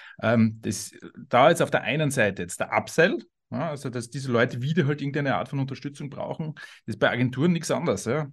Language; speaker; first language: German; native; German